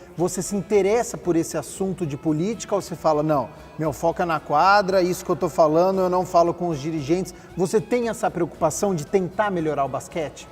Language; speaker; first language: Portuguese; native; Portuguese